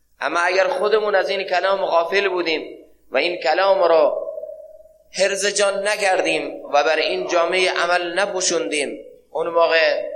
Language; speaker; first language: Persian; non-native, local second language; Central Kurdish